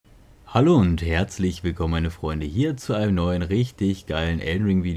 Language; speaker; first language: German; native; German